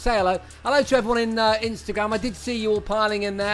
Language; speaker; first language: English; native; English